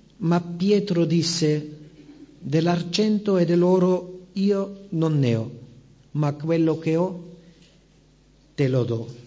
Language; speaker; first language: Italian; non-native, fluent; Spanish